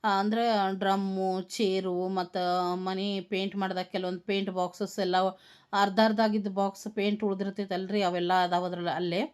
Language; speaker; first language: Kannada; native; Kannada